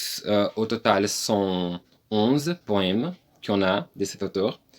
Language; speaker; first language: French; non-native, learner; Portuguese